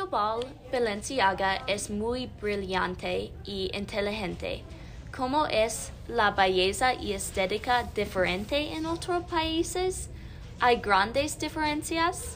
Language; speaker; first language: Spanish; non-native, learner; English